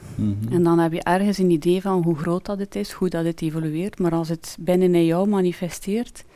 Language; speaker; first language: Dutch; native; Dutch